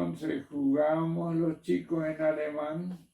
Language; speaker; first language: Spanish; non-native, local second language; German